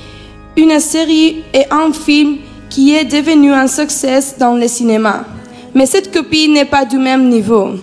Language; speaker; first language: French; non-native, learner; Spanish